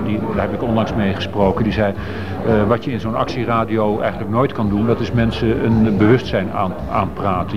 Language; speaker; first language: Dutch; native; Dutch